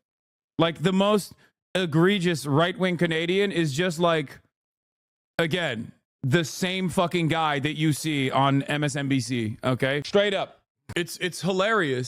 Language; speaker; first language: English; native; English